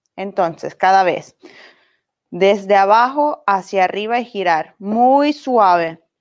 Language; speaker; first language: Spanish; non-native, learner; Italian